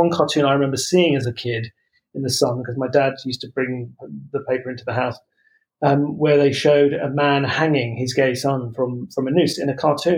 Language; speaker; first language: English; native; English